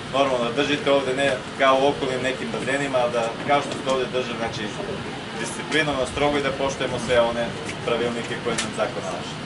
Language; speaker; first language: Serbian; native; Serbian